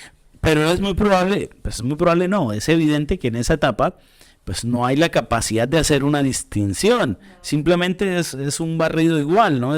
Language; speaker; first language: Spanish; native; Spanish